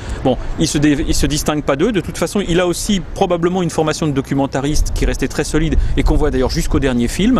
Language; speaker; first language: French; native; French